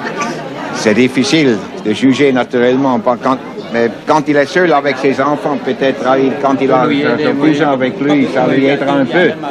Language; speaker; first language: French; non-native, fluent; Swiss German